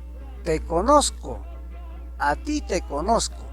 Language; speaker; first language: Spanish; non-native, local second language; Quechua